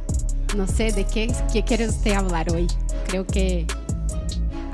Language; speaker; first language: Spanish; non-native, fluent; Portuguese